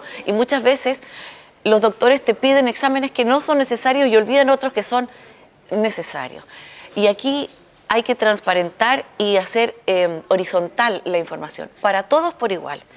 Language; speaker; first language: Spanish; native; Spanish